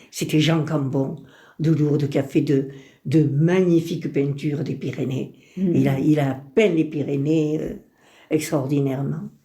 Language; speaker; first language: French; early bilingual, other home language; Spanish